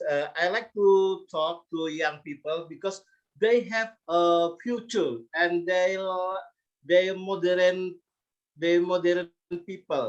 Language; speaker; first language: English; non-native, learner; Indonesian